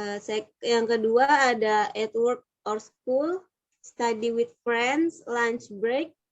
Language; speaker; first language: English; non-native, learner; Indonesian